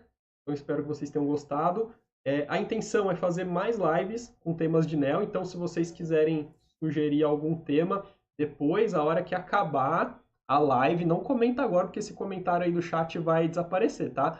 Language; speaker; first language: Portuguese; native; Portuguese